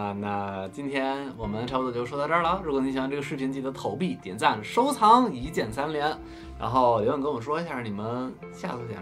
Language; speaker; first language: Chinese; non-native, fluent; English